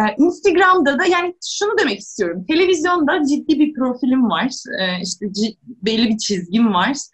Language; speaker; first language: Turkish; non-native, fluent; Russian